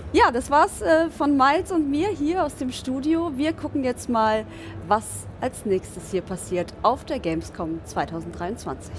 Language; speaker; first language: German; native; German